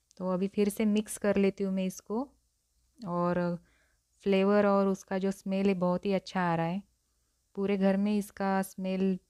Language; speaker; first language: Hindi; non-native, local second language; Marathi